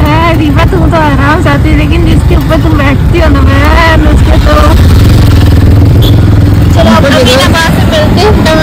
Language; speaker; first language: Hindi; native; Hindi